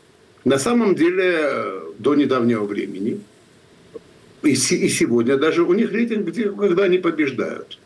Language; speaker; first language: Russian; non-native, fluent; Georgian